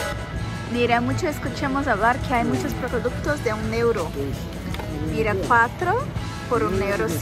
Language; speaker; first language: Spanish; non-native, fluent; Portuguese